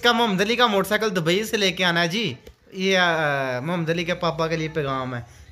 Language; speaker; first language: Hindi; non-native, local second language; Punjabi